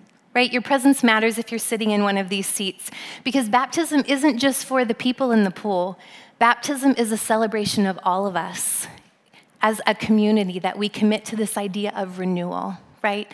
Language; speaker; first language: English; native; English